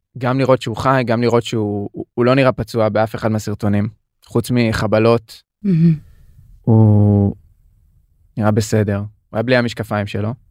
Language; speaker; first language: Hebrew; native; Hebrew